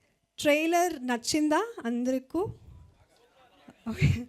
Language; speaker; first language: Telugu; non-native, learner; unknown